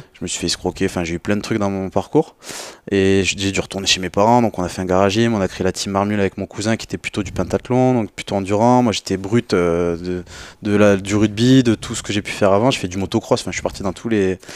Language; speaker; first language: French; native; French